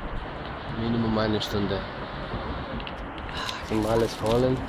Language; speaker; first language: German; non-native, learner; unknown